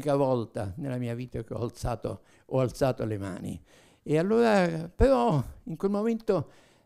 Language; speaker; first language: Italian; native; Italian